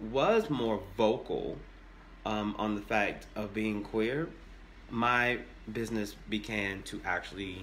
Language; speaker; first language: English; native; English